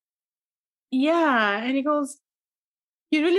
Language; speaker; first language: English; non-native, local second language; Shona